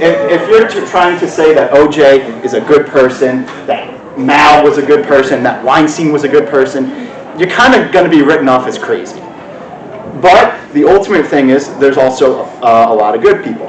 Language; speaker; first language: English; native; English